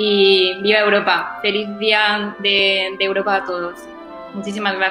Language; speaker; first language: Spanish; native; Spanish